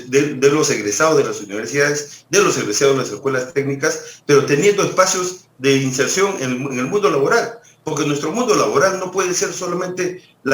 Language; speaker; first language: Spanish; native; Spanish